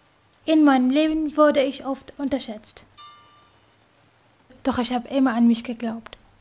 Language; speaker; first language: German; non-native, fluent; Kurdish